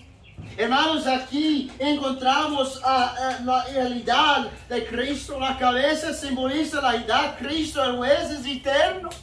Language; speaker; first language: Spanish; non-native, fluent; English